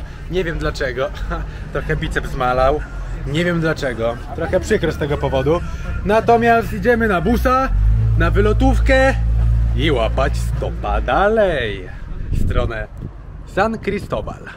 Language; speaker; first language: Polish; native; Polish